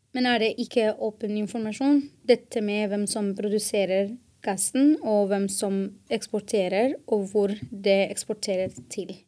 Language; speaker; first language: Norwegian; non-native, fluent; Arabic